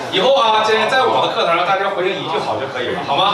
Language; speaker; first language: Chinese; native; Chinese